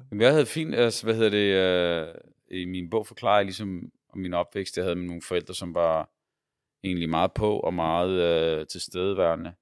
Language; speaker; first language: Danish; early bilingual, other home language; Arabic